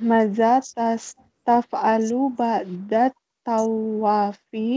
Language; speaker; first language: Arabic; non-native, learner; Malay